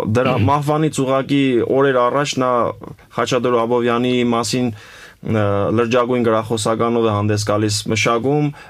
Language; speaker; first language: Armenian; native; Armenian